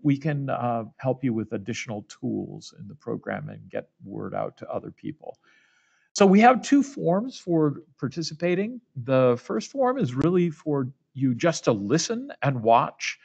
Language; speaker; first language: English; native; English